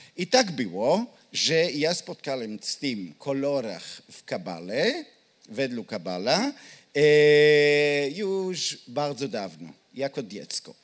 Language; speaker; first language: Polish; non-native, learner; Hebrew